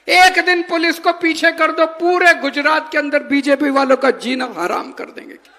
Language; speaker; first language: Hindi; native; Hindi